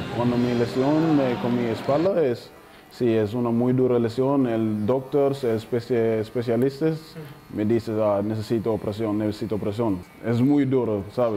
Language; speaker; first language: Spanish; non-native, learner; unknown